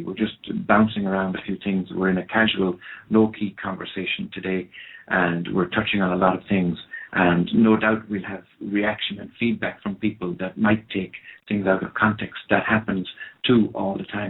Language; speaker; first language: English; non-native, local second language; Irish